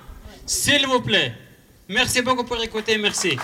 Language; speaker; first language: French; non-native, learner; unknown